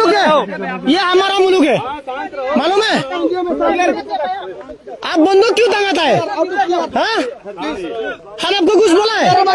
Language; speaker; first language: Hindi; non-native, learner; Bangla